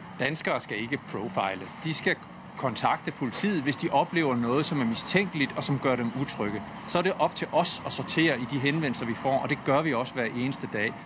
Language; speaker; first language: Danish; native; Danish